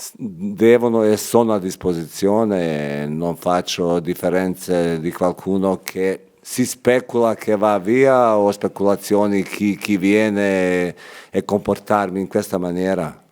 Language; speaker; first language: Italian; non-native, fluent; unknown